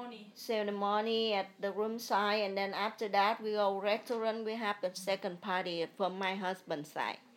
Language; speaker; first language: English; early bilingual, other home language; Vietnamese